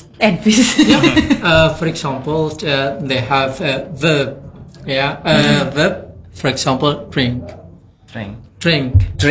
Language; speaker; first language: English; non-native, fluent; Indonesian